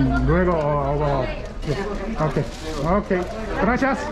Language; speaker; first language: Spanish; non-native, learner; Korean